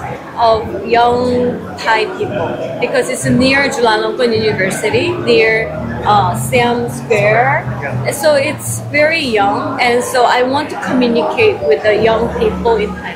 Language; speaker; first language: English; non-native, fluent; Korean